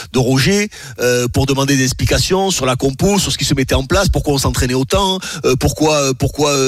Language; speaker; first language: French; native; French